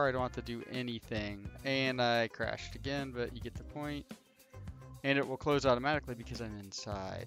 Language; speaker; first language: English; native; English